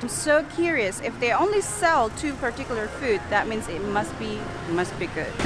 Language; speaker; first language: English; non-native, fluent; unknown